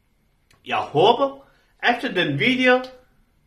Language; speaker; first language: Danish; non-native, learner; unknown